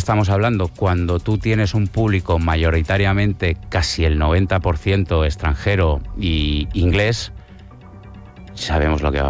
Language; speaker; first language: Spanish; native; Spanish